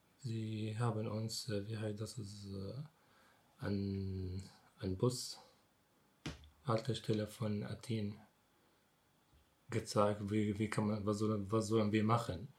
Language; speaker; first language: German; non-native, learner; Arabic